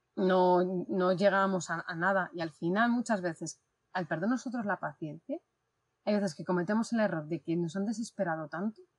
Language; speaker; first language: Spanish; native; Spanish